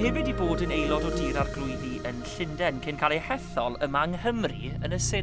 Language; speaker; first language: Welsh; native; Welsh